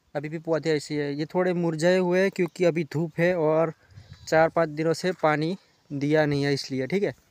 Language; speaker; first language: Hindi; non-native, local second language; Gujarati